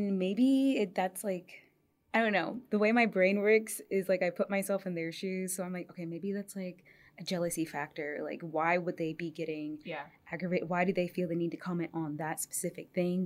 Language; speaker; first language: English; native; English